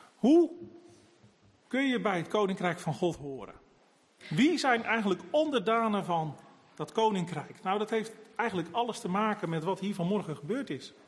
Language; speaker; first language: Dutch; native; Dutch